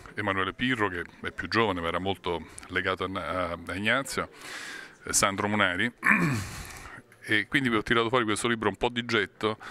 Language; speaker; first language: Italian; native; Italian